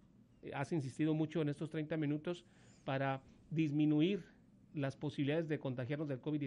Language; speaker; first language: Spanish; native; Spanish